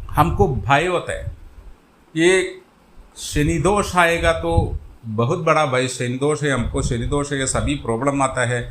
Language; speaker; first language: Hindi; non-native, local second language; Malayalam